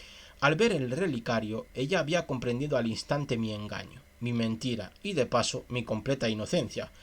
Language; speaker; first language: Spanish; native; Spanish